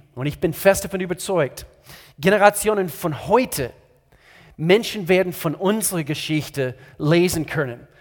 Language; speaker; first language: German; non-native, fluent; English